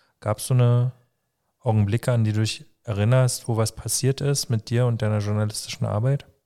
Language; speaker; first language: German; native; German